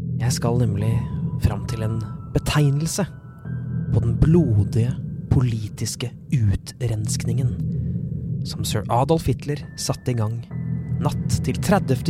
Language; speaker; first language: Norwegian; native; Norwegian